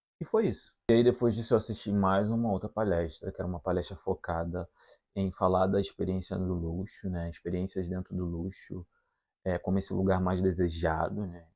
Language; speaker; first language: Portuguese; native; Portuguese